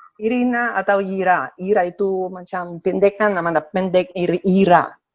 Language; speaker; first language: Malay; non-native, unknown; Russian